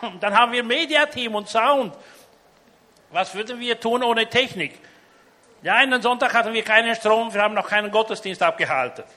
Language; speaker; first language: German; native; German